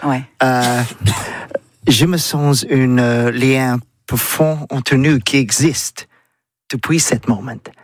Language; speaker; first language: French; non-native, learner; English